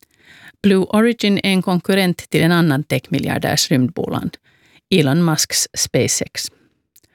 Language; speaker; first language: Swedish; native; Swedish